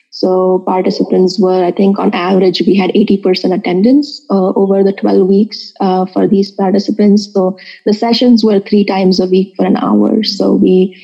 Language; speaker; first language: English; non-native, local second language; Marathi